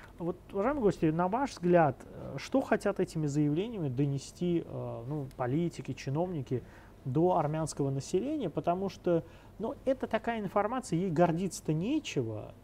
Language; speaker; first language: Russian; non-native, local second language; Azerbaijani